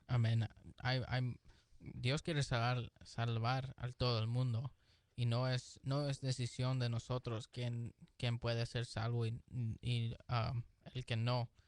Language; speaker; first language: Spanish; early bilingual, heritage; Spanish